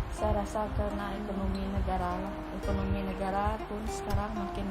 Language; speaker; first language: Malay; native; Malay